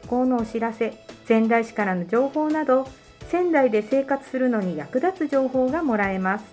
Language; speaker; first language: Japanese; native; Japanese